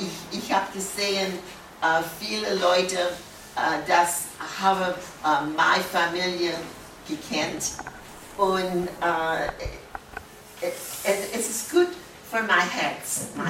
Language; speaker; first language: German; early bilingual, heritage; German